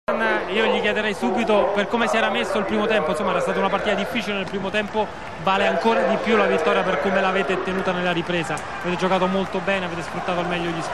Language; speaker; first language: Italian; native; Italian